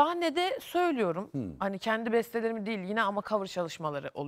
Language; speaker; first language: Turkish; native; Turkish